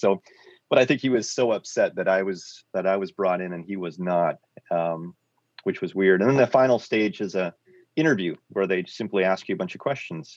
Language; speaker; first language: English; native; English